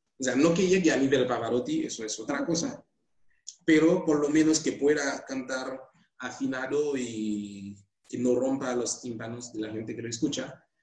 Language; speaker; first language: Spanish; non-native, fluent; Haitian Creole